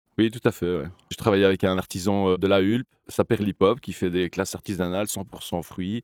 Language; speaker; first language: French; native; French